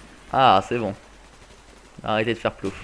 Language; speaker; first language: French; native; French